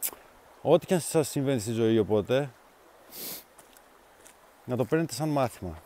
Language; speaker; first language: Greek; native; Greek